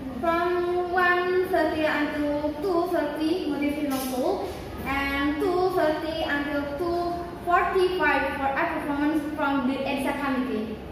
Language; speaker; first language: English; non-native, learner; Indonesian